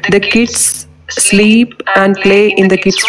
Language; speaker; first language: English; non-native, local second language; Hindi